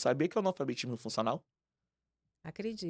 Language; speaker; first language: Portuguese; native; Portuguese